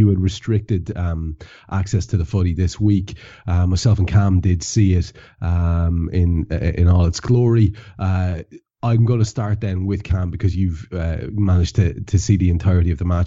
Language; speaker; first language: English; non-native, local second language; Irish